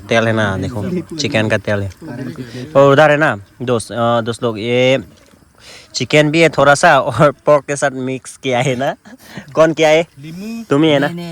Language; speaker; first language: Hindi; non-native, local second language; Karbi